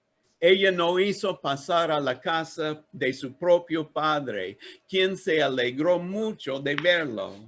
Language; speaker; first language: Spanish; non-native, learner; English